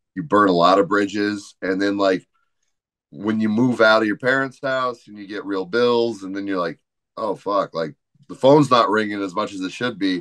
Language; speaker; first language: English; native; English